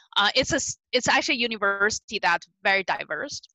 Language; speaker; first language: English; non-native, fluent; Chinese